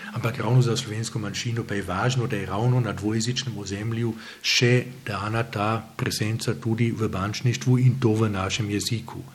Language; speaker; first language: Slovenian; native; Slovenian